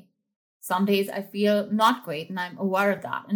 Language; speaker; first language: English; non-native, local second language; Hindi